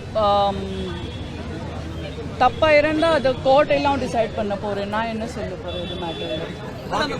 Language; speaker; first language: Tamil; non-native, fluent; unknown